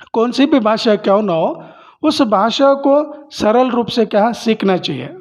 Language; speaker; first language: Hindi; non-native, local second language; Kannada